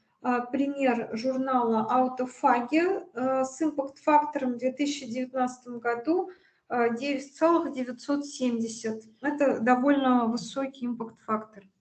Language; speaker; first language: Russian; native; Russian